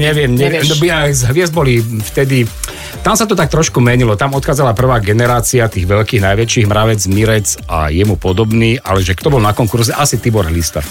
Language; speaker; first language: Slovak; native; Slovak